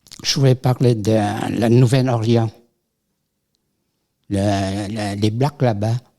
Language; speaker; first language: French; non-native, fluent; Vietnamese